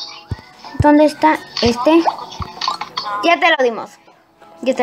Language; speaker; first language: Spanish; native; Spanish